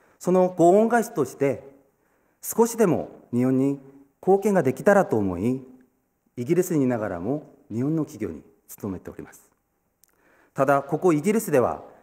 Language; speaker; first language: Japanese; non-native, fluent; Korean